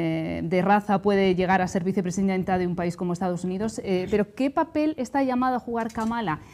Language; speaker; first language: Spanish; native; Spanish